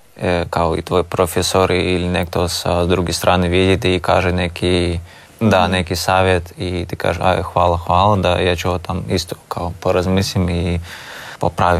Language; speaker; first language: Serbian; non-native, learner; Russian